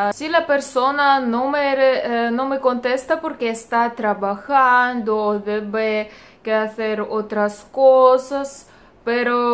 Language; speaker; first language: Spanish; non-native, learner; Russian